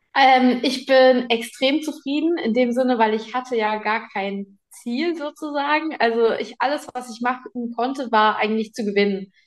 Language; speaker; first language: German; native; German